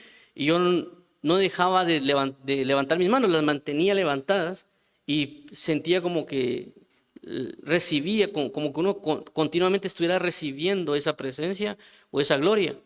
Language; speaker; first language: Spanish; native; Spanish